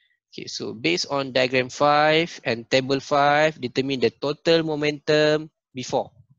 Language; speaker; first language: English; non-native, local second language; Malay